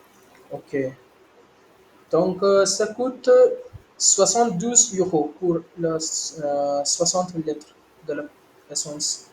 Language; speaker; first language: French; non-native, learner; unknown